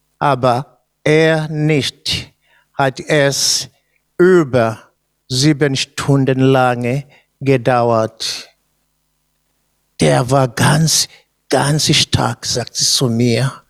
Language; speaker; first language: German; non-native, fluent; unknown